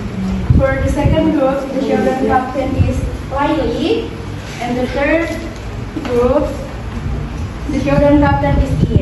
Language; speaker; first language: English; non-native, learner; Indonesian